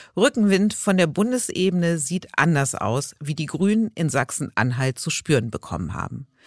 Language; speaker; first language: German; native; German